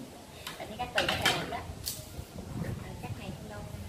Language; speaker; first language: Vietnamese; native; Vietnamese